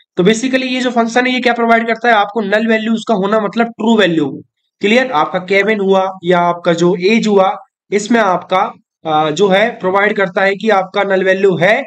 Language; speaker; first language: Hindi; native; Hindi